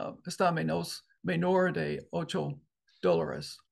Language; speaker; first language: Spanish; non-native, learner; English